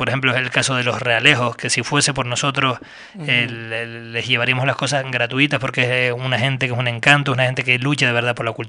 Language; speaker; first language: Spanish; native; Spanish